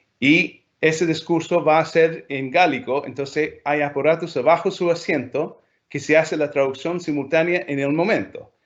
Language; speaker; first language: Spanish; non-native, fluent; English